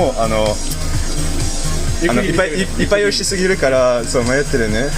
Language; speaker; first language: Japanese; non-native, fluent; French